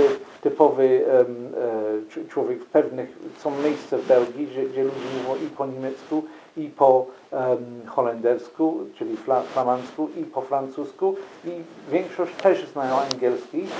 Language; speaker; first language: Polish; non-native, fluent; English